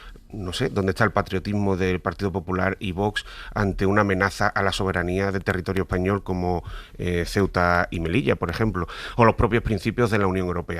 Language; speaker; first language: Spanish; native; Spanish